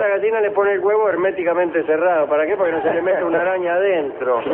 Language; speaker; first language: Spanish; native; Spanish